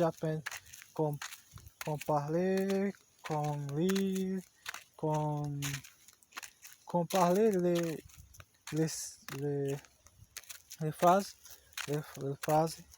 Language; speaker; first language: French; non-native, learner; Portuguese